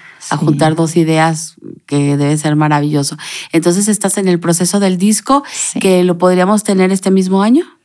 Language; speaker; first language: Spanish; native; Spanish